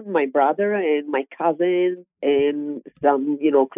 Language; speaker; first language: English; non-native, learner; Hebrew